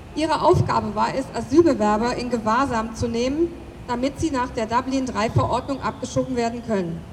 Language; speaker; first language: German; native; German